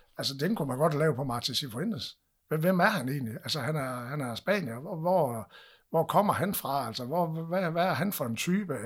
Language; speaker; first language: Danish; native; Danish